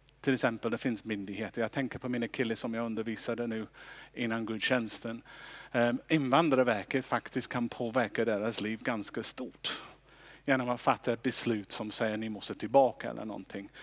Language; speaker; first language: Swedish; non-native, fluent; English